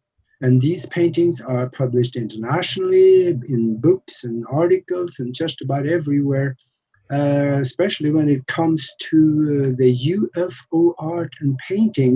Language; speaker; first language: English; non-native, fluent; Norwegian